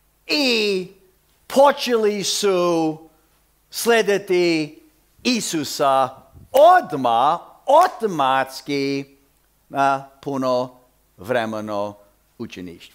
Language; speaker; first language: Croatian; early bilingual, heritage; Croatian